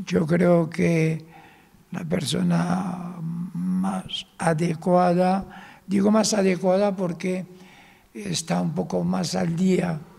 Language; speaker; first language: Spanish; non-native, fluent; Arabic